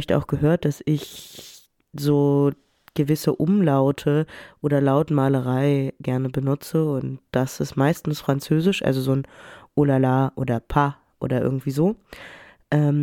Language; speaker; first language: German; early bilingual, other home language; French